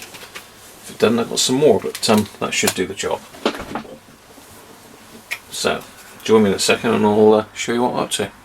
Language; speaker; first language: English; native; English